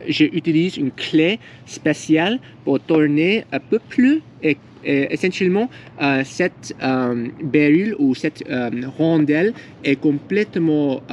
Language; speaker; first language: French; non-native, learner; English